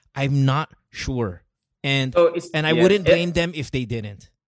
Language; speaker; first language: English; non-native, local second language; Filipino